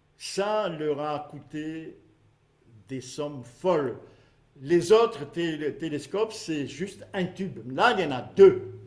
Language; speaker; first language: French; non-native, local second language; Malagasy